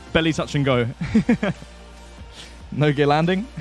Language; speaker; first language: English; native; English